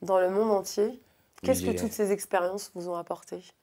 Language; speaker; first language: French; native; French